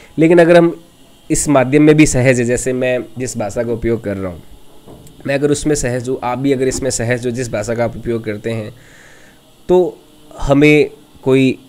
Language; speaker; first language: Hindi; non-native, local second language; Rajasthani